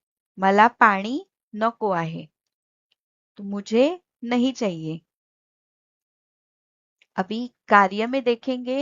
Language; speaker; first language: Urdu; non-native, local second language; Marathi